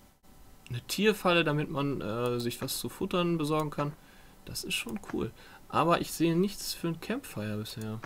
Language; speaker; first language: German; native; German